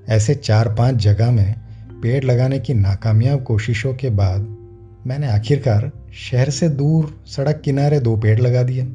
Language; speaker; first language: Hindi; non-native, local second language; Gujarati